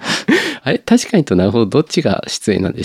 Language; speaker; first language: Japanese; native; Japanese